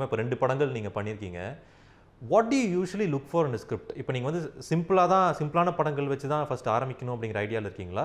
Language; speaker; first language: Tamil; native; Tamil